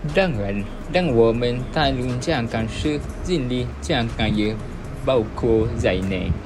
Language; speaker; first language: Chinese; non-native, learner; Malay